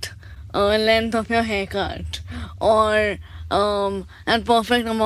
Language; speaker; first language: English; non-native, local second language; Bangla